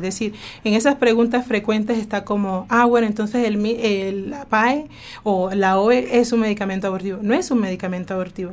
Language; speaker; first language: Spanish; native; Spanish